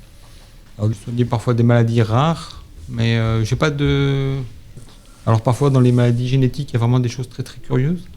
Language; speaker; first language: French; native; French